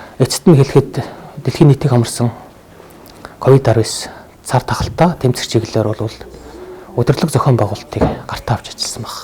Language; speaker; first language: Mongolian; native; Mongolian